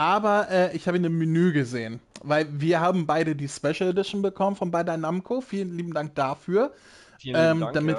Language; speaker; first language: German; native; German